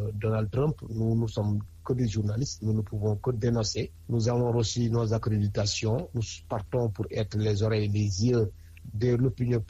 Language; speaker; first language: French; non-native, local second language; Wolof